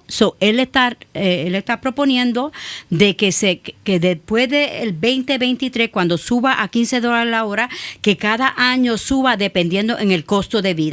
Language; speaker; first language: Spanish; early bilingual, other home language; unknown